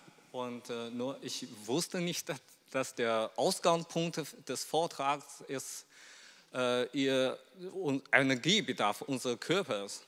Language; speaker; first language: German; non-native, fluent; Chinese